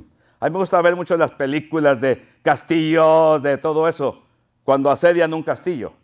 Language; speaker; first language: Spanish; native; Spanish